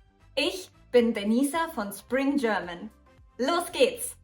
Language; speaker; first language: German; early bilingual, other home language; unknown